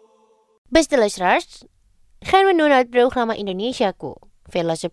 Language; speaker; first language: Dutch; non-native, fluent; Indonesian